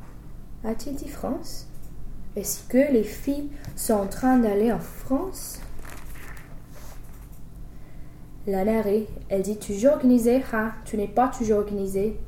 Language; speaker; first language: French; non-native, fluent; English